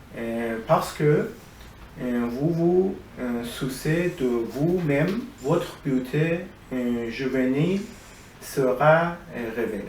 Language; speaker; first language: French; non-native, learner; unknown